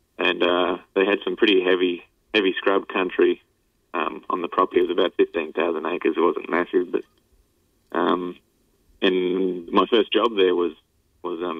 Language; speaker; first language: English; native; English